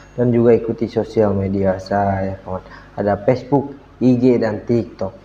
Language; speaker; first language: Indonesian; native; Indonesian